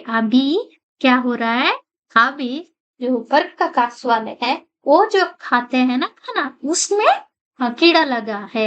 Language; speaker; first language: Hindi; non-native, local second language; Kannada